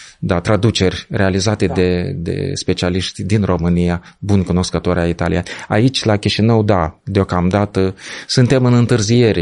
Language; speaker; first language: Romanian; native; Romanian